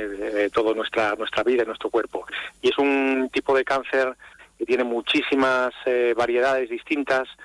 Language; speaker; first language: Spanish; native; Spanish